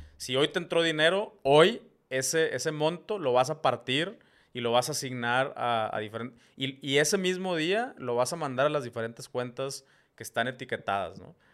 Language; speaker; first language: Spanish; native; Spanish